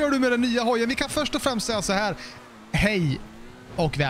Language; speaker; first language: Swedish; native; Swedish